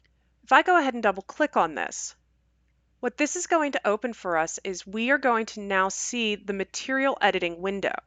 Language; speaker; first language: English; native; English